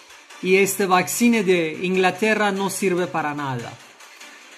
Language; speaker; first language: Spanish; non-native, fluent; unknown